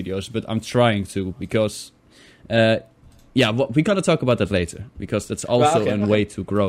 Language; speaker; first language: English; non-native, fluent; Dutch